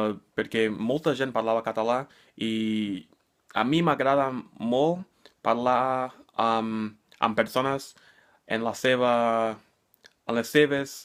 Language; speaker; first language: Catalan; non-native, learner; English